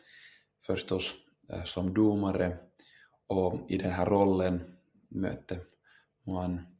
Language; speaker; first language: Swedish; non-native, local second language; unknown